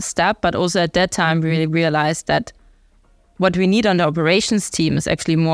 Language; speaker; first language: English; non-native, fluent; German